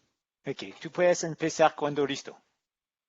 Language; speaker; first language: Spanish; non-native, learner; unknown